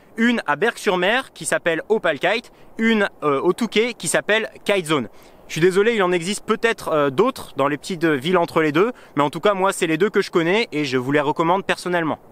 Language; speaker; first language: French; native; French